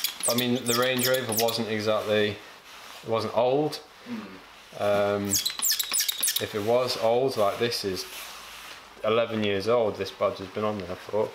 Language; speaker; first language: English; native; English